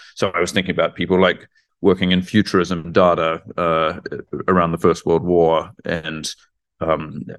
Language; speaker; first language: English; native; English